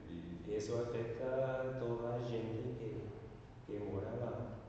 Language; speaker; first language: Portuguese; non-native, learner; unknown